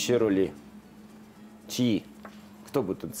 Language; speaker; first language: Russian; native; Russian